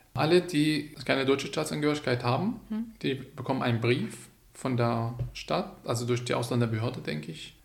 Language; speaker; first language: German; non-native, fluent; Arabic